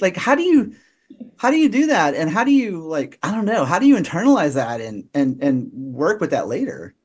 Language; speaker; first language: English; native; English